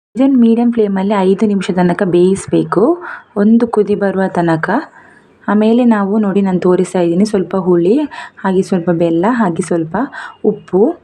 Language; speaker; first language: Kannada; non-native, local second language; Tulu